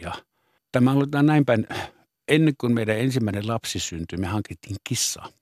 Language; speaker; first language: Finnish; non-native, fluent; German